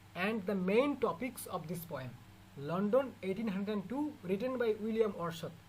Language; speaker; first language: English; non-native, local second language; Bangla